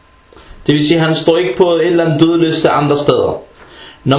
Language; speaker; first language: Danish; early bilingual, other home language; Arabic